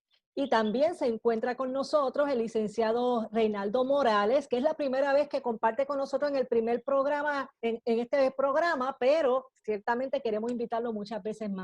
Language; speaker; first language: Spanish; native; Spanish